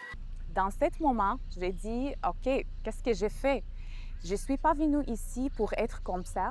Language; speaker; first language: French; non-native, learner; Arabic